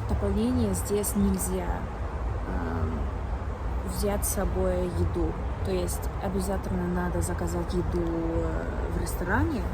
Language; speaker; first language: Russian; non-native, learner; English